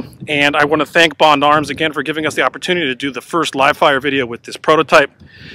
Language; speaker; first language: English; native; English